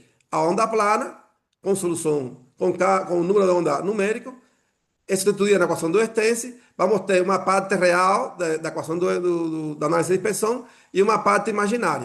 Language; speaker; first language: Portuguese; non-native, fluent; Spanish